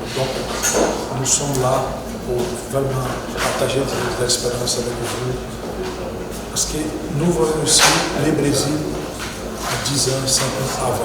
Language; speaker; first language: French; non-native, fluent; Portuguese